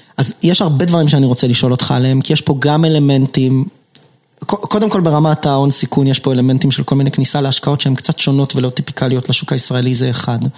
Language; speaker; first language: Hebrew; native; Hebrew